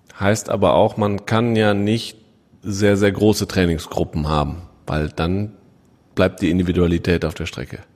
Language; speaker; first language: German; native; German